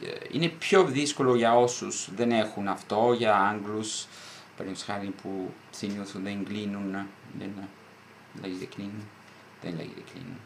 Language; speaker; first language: Greek; non-native, fluent; Italian